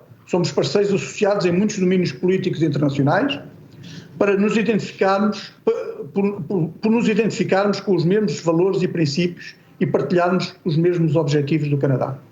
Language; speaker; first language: Portuguese; native; Portuguese